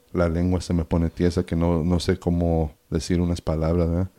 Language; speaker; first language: Spanish; early bilingual, heritage; Spanish